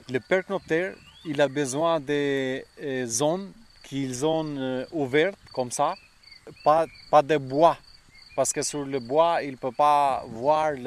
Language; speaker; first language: French; non-native, fluent; Albanian